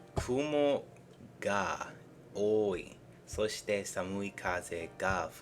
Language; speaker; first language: Japanese; non-native, learner; English